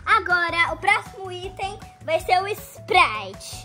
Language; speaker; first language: Portuguese; native; Portuguese